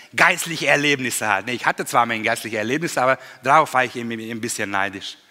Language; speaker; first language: German; non-native, fluent; Hungarian